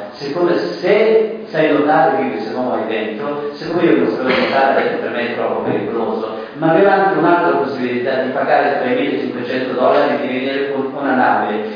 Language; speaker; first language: Italian; non-native, fluent; Persian